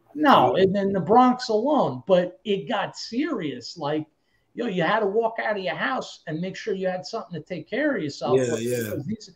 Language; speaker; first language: English; native; English